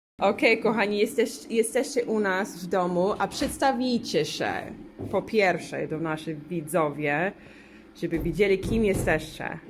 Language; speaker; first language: Polish; non-native, learner; English